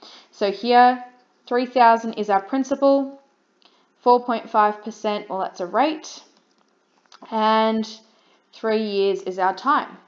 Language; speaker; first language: English; native; English